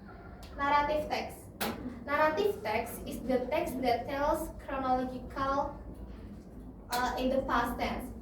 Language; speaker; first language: English; non-native, learner; Indonesian